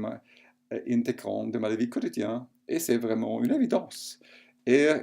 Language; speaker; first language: French; non-native, fluent; German